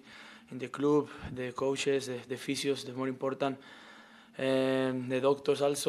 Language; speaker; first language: English; non-native, learner; Spanish